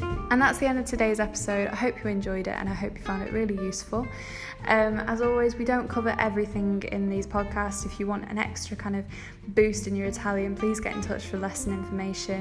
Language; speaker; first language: English; native; English